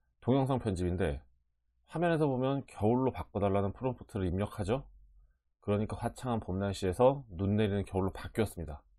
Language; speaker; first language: Korean; native; Korean